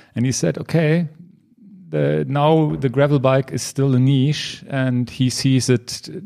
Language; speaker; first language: English; non-native, learner; German